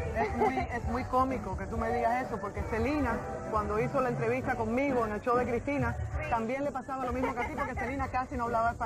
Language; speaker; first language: Spanish; native; Spanish